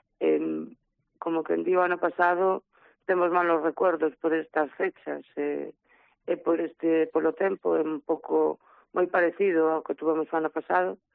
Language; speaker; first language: Galician; native; Galician